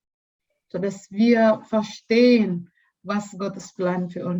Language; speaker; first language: German; non-native, learner; Indonesian